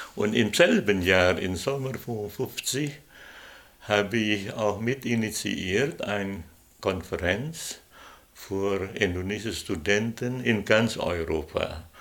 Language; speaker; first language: German; non-native, fluent; Indonesian